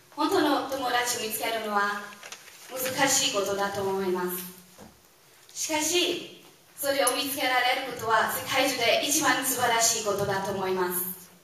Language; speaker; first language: Japanese; non-native, fluent; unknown